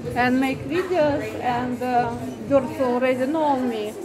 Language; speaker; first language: English; non-native, learner; Russian